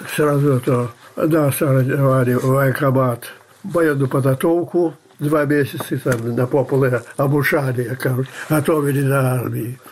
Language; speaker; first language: Russian; non-native, fluent; Belarusian